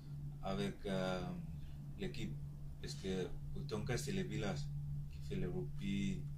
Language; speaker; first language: French; non-native, learner; Tongan